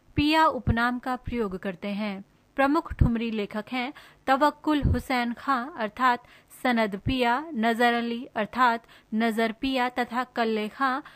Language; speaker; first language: Hindi; native; Hindi